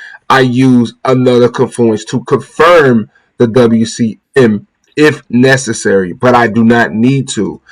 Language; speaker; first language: English; native; English